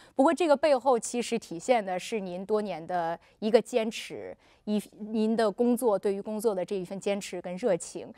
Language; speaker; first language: Chinese; native; Chinese